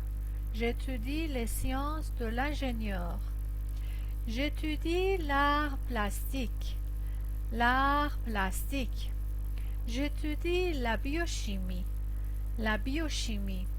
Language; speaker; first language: French; non-native, fluent; Persian